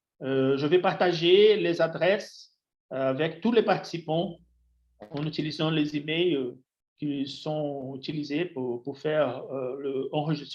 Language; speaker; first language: French; non-native, fluent; Portuguese